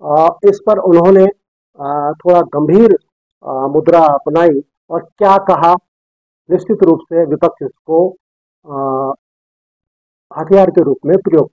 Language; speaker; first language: Hindi; native; Hindi